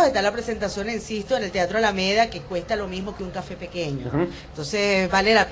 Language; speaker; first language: Spanish; native; Spanish